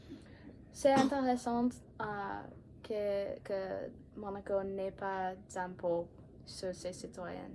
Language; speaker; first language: French; non-native, learner; English